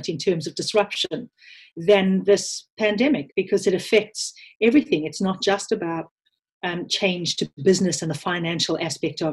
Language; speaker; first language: English; native; English